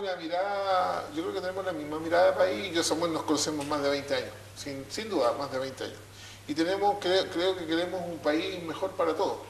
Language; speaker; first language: Spanish; native; Spanish